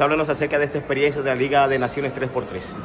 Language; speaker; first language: Spanish; native; Spanish